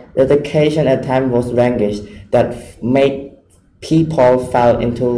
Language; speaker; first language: English; non-native, fluent; Khmer